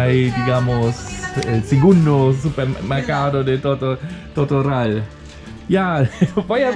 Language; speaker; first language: Spanish; non-native, fluent; German